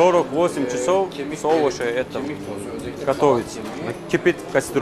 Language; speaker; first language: Russian; non-native, learner; Turkish